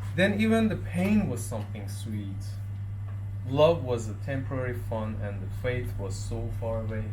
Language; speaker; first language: English; non-native, fluent; Persian